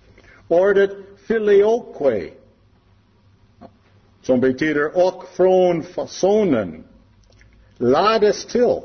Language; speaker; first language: Swedish; non-native, learner; English